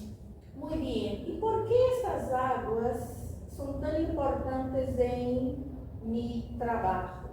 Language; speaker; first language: Spanish; non-native, fluent; Portuguese